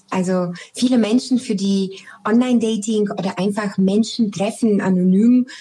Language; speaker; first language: German; non-native, fluent; Bulgarian